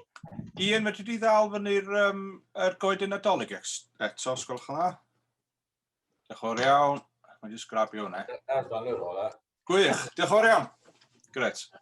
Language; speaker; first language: Welsh; native; Welsh